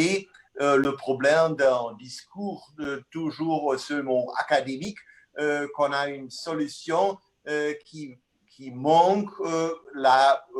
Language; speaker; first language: French; non-native, fluent; German